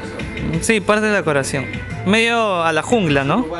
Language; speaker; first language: Spanish; native; Spanish